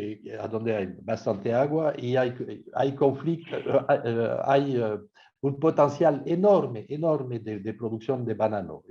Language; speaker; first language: Spanish; non-native, fluent; French